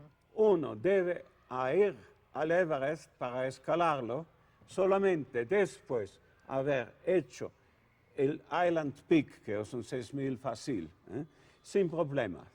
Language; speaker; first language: Spanish; non-native, learner; Italian